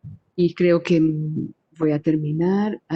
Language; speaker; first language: Spanish; non-native, fluent; Portuguese